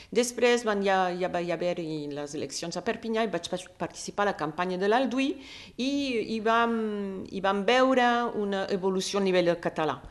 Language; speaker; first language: Catalan; non-native, local second language; French